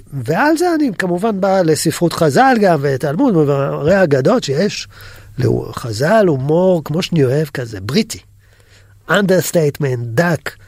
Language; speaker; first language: Hebrew; native; Hebrew